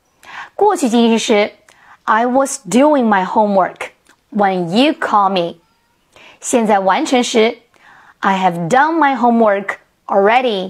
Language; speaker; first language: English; non-native, fluent; Chinese